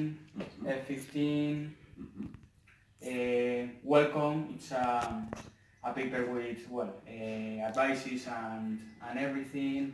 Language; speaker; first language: English; non-native, learner; Spanish